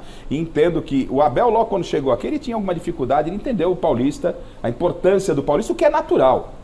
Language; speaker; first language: Portuguese; native; Portuguese